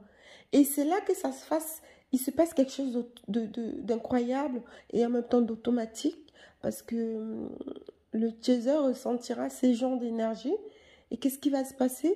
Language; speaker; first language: French; native; French